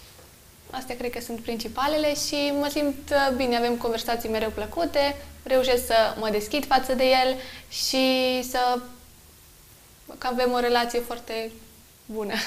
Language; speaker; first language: Romanian; native; Romanian